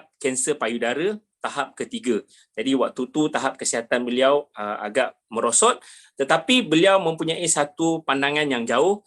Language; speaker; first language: Malay; native; Malay